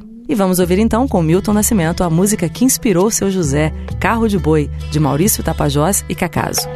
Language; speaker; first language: Portuguese; native; Portuguese